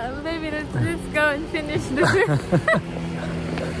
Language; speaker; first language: English; non-native, fluent; Arabic